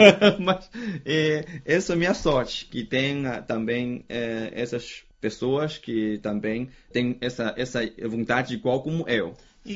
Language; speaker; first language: Portuguese; non-native, fluent; Chinese